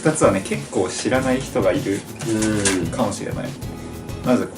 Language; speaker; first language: Japanese; native; Japanese